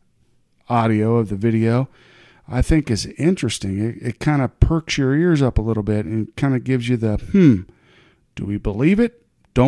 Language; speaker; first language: English; native; English